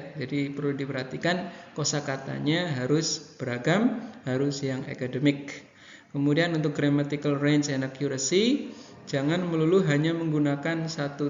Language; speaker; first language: Indonesian; native; Indonesian